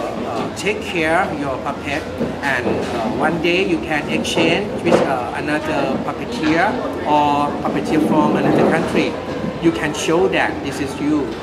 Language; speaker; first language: English; non-native, learner; Thai